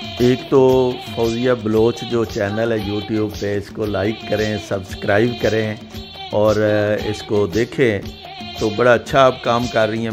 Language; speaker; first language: Urdu; non-native, local second language; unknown